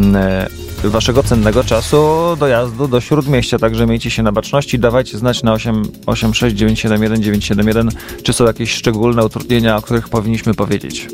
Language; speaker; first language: Polish; native; Polish